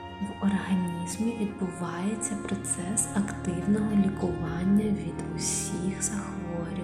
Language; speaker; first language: Ukrainian; native; Ukrainian